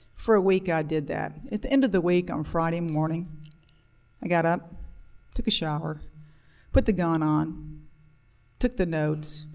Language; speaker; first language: English; native; English